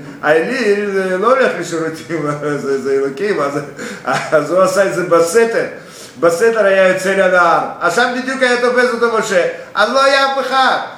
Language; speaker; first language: Hebrew; non-native, fluent; Russian